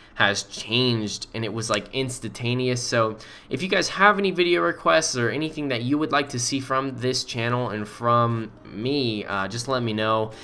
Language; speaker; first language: English; native; English